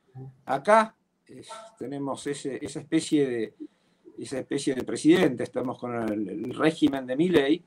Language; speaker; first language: Spanish; native; Spanish